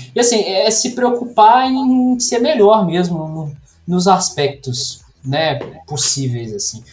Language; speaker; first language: Portuguese; native; Portuguese